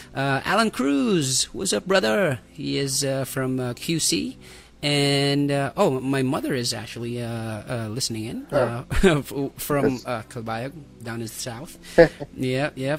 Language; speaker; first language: English; non-native, local second language; Waray